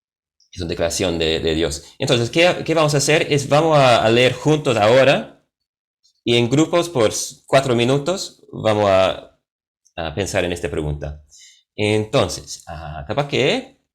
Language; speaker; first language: Spanish; non-native, fluent; English